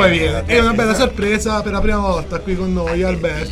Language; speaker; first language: Italian; native; Italian